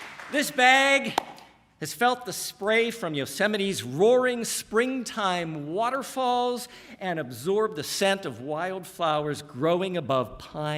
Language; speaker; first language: English; native; English